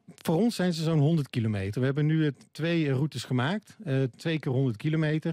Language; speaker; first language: Dutch; native; Dutch